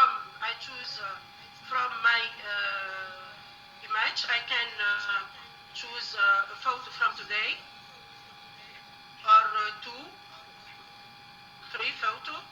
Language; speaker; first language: English; non-native, learner; Arabic